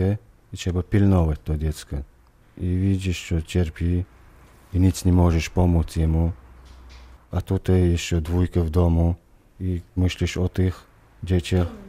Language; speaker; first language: Polish; non-native, learner; Chechen